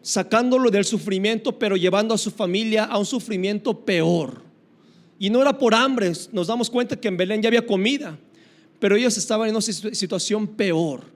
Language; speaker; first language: Spanish; native; Spanish